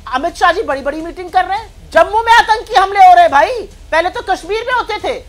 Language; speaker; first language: Hindi; native; Hindi